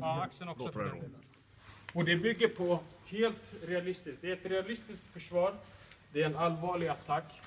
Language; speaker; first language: Swedish; native; Swedish